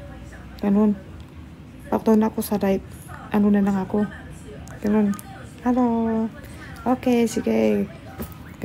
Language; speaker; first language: Filipino; non-native, learner; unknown